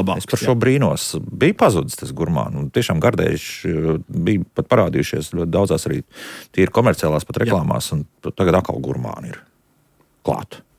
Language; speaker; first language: Latvian; native; Latvian